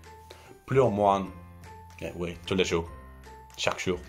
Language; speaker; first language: French; non-native, learner; Turkish